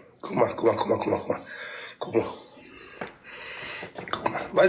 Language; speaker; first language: German; non-native, local second language; Kurdish